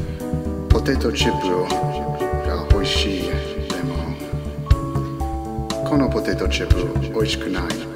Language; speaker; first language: Japanese; non-native, learner; English